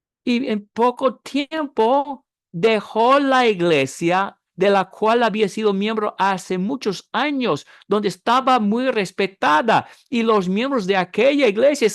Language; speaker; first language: Spanish; non-native, fluent; English